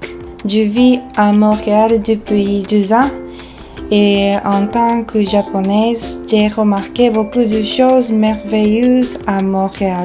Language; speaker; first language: French; non-native, learner; Japanese